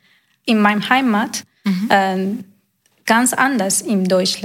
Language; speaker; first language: German; non-native, learner; Persian